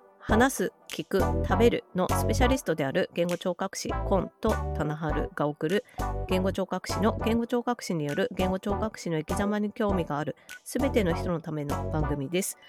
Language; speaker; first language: Japanese; native; Japanese